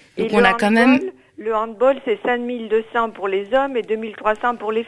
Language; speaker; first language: French; native; French